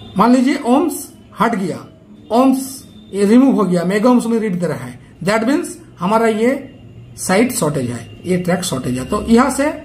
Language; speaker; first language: Hindi; native; Hindi